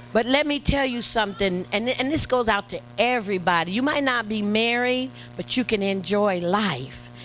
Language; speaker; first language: English; native; English